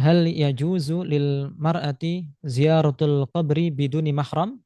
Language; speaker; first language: Arabic; non-native, fluent; Indonesian